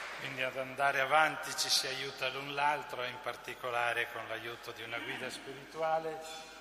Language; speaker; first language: Italian; native; Italian